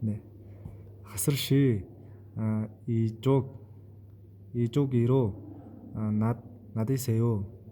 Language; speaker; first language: Korean; non-native, fluent; Mongolian